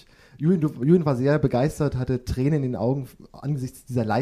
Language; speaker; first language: German; native; German